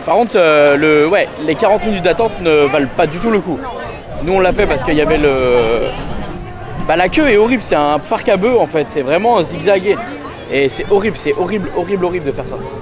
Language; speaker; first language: French; native; French